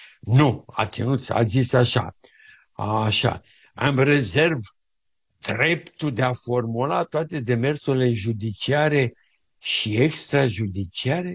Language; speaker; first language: Romanian; native; Romanian